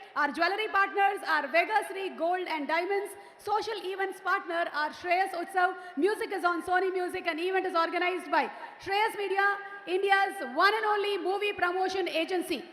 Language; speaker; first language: English; non-native, local second language; Telugu